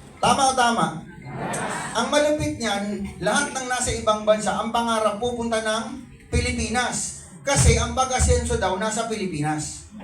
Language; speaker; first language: Filipino; non-native, local second language; Cebuano